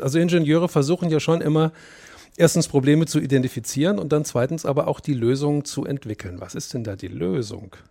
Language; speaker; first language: German; native; German